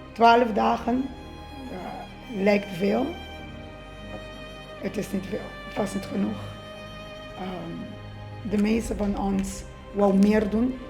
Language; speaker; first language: Dutch; non-native, local second language; Papiamento